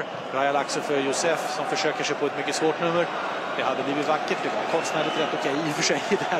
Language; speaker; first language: Swedish; native; Swedish